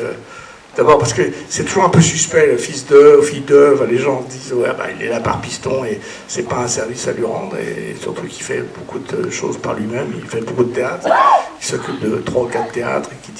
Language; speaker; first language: French; native; French